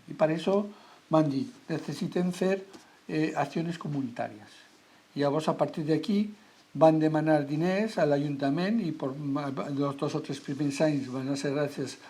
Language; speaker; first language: Catalan; non-native, local second language; Spanish